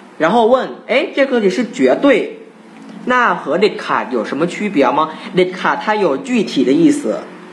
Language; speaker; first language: Chinese; non-native, fluent; Thai